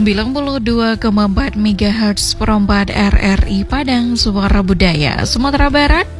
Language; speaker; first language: Indonesian; non-native, local second language; Minangkabau